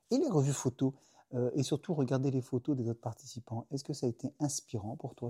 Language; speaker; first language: French; native; French